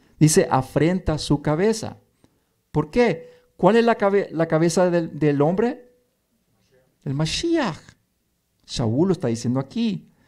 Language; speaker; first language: Spanish; early bilingual, heritage; Spanish